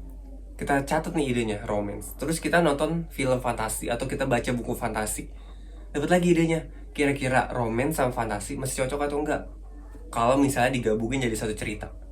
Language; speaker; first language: Indonesian; native; Indonesian